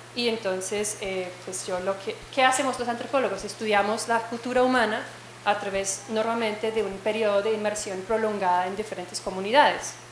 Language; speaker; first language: Spanish; non-native, fluent; English